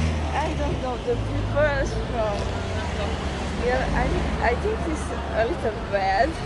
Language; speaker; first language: English; non-native, learner; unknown